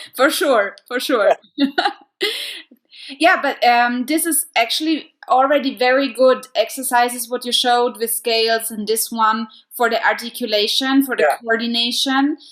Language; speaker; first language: English; non-native, fluent; German